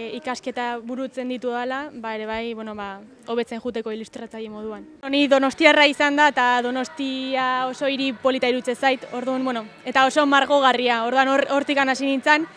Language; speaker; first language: Basque; native; Basque